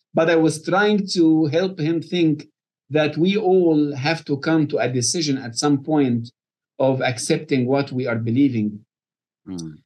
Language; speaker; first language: English; non-native, fluent; Arabic